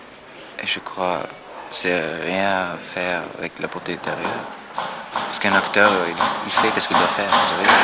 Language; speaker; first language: French; non-native, fluent; German